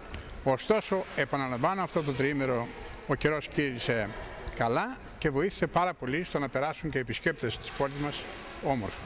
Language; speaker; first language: Greek; native; Greek